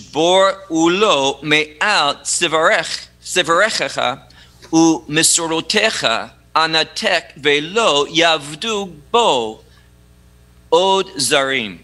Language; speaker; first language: Hebrew; non-native, fluent; English